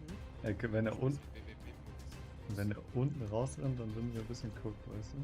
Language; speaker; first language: German; native; German